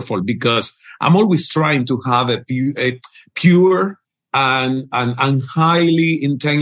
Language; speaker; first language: English; non-native, fluent; Spanish